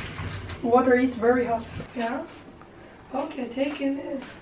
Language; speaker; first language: English; non-native, learner; Italian